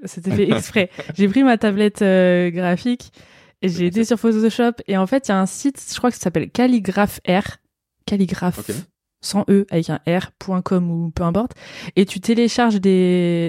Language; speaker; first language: French; native; French